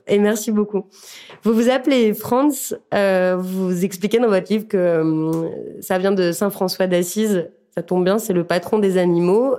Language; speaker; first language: French; native; French